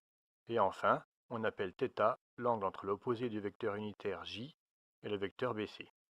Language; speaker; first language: French; native; French